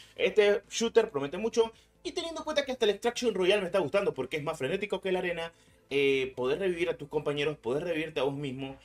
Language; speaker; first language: Spanish; native; Spanish